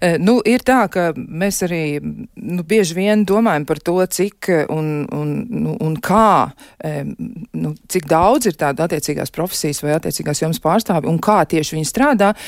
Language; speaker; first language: Latvian; native; Latvian